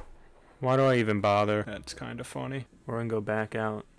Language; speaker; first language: English; native; English